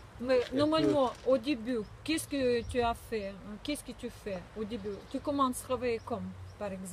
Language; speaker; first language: French; non-native, learner; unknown